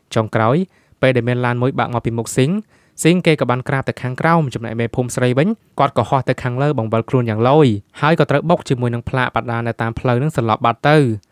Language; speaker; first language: Khmer; native; Khmer